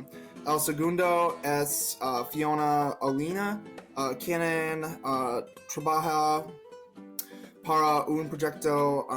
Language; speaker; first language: Spanish; non-native, learner; English